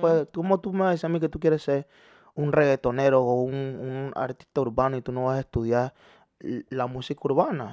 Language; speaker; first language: Spanish; early bilingual, heritage; Spanish